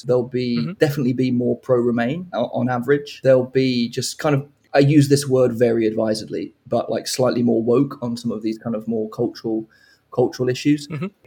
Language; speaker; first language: English; native; English